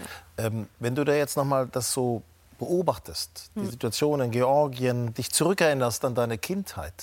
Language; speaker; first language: German; native; German